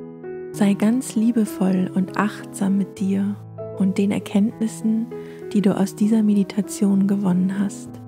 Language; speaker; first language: German; native; German